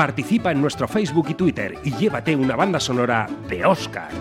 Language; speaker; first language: Spanish; native; Spanish